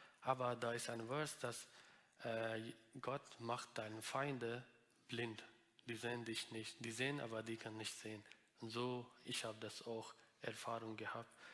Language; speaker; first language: German; non-native, learner; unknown